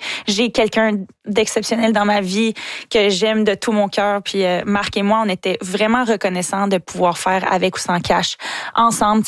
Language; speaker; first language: French; native; French